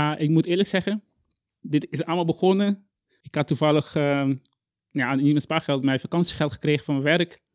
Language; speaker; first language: Dutch; non-native, local second language; Papiamento